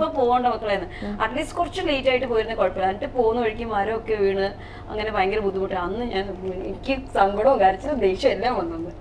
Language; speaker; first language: Malayalam; native; Malayalam